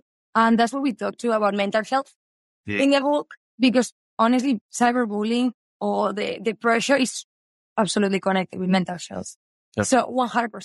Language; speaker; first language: English; non-native, fluent; Spanish